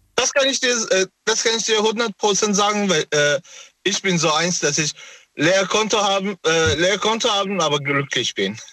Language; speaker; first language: German; non-native, learner; Persian